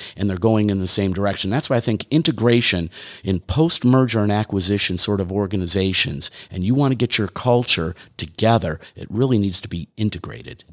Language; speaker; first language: English; native; English